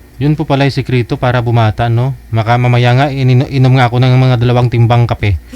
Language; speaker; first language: Filipino; native; Filipino